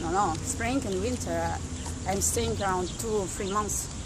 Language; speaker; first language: English; non-native, learner; Russian